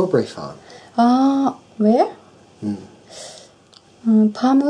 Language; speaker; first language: English; non-native, learner; Japanese